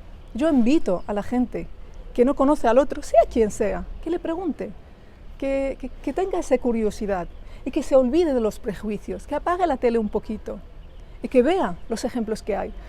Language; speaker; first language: Spanish; early bilingual, other home language; Arabic